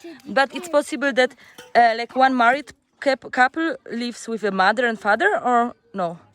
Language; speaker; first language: English; non-native, learner; Polish